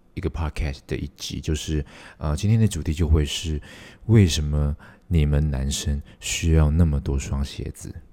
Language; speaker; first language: Chinese; non-native, local second language; Cantonese